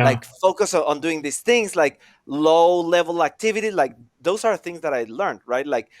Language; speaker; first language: English; non-native, fluent; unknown